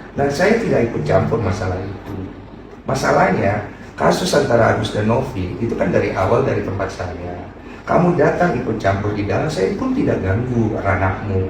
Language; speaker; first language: Indonesian; native; Indonesian